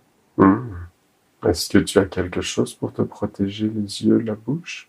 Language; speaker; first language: French; native; French